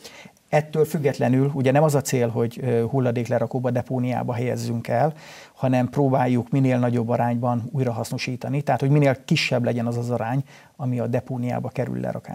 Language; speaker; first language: Hungarian; native; Hungarian